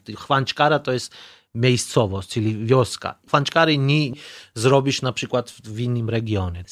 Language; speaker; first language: Polish; non-native, learner; Georgian